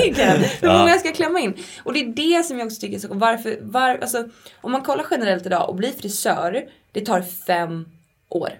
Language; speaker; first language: Swedish; native; Swedish